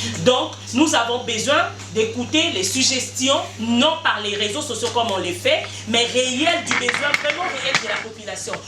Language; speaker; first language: French; non-native, local second language; Lingala